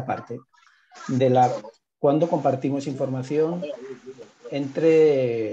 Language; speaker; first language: Spanish; native; Spanish